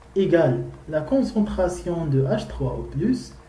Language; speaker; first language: French; non-native, local second language; Arabic